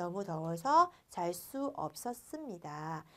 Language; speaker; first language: Korean; non-native, fluent; Vietnamese